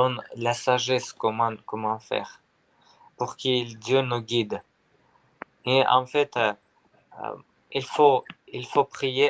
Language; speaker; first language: French; non-native, learner; Armenian